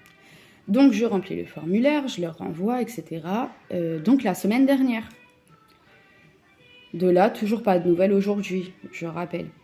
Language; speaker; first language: French; native; French